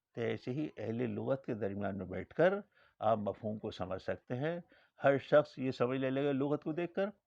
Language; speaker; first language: Urdu; native; Urdu